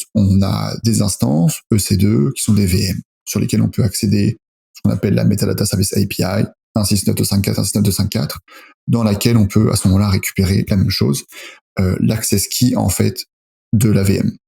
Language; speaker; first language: French; native; French